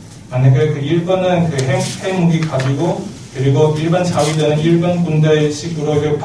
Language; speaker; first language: Korean; non-native, learner; Chinese